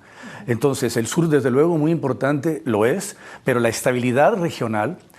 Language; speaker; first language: Spanish; native; Spanish